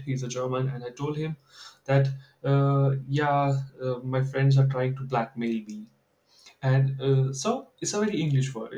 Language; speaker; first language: English; non-native, local second language; Hindi